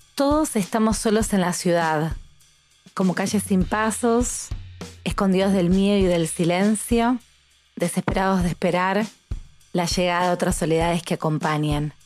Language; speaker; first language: Spanish; native; Spanish